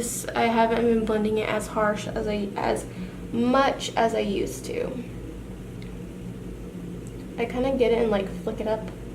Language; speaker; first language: English; native; English